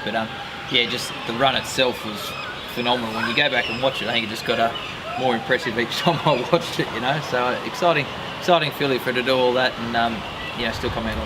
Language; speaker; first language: English; native; English